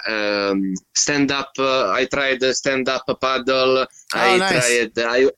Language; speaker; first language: English; non-native, learner; Italian